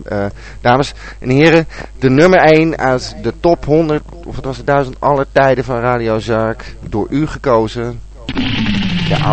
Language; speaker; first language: Dutch; native; Dutch